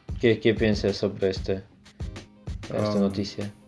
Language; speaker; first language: Spanish; non-native, learner; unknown